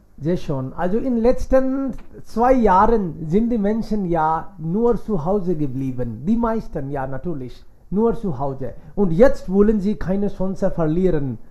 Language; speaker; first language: German; non-native, fluent; Hindi